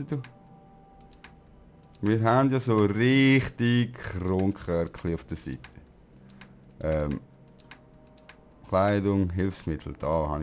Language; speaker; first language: German; native; German